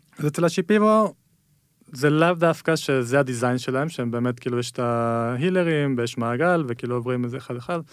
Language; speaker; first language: Hebrew; early bilingual, other home language; Spanish